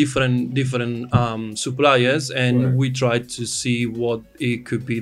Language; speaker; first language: English; non-native, fluent; Italian